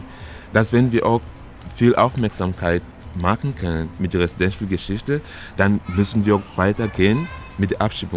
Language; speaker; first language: German; non-native, learner; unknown